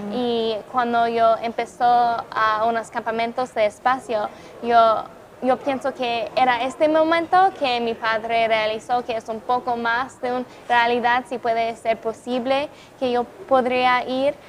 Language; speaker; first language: Spanish; non-native, fluent; English